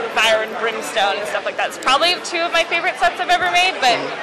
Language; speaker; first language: English; native; English